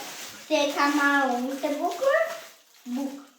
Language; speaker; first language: Albanian; early bilingual, heritage; Albanian